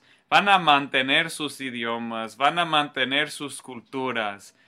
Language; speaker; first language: Spanish; non-native, fluent; English